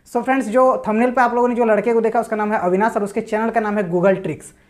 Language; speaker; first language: Hindi; native; Hindi